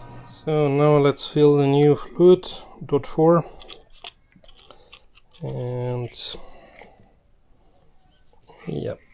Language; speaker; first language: English; non-native, fluent; German